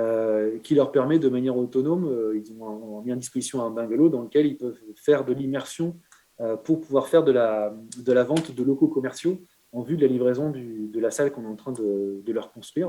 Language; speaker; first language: French; native; French